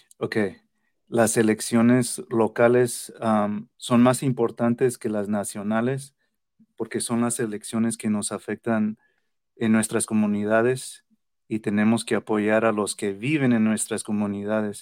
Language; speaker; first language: English; early bilingual, other home language; Spanish